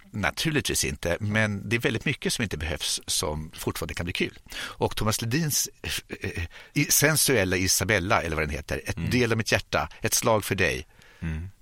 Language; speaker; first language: Swedish; native; Swedish